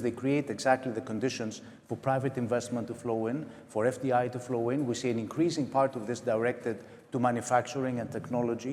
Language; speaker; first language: English; non-native, local second language; Greek